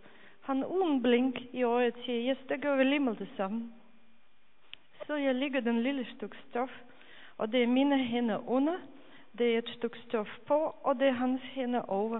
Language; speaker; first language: Danish; non-native, fluent; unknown